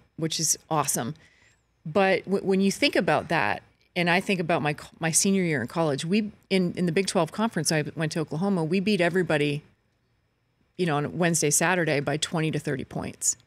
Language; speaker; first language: English; native; English